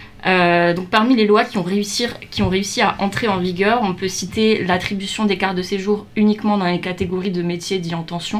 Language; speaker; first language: French; native; French